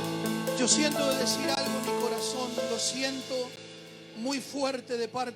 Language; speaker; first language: Spanish; native; Spanish